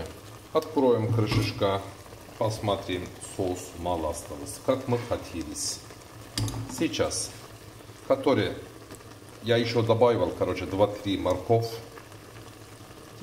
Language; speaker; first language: Russian; non-native, learner; Turkish